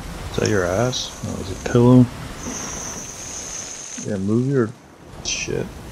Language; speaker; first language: English; early bilingual, other home language; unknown